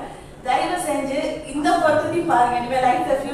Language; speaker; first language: Tamil; native; Tamil